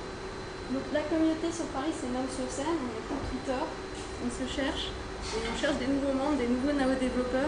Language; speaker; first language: French; native; French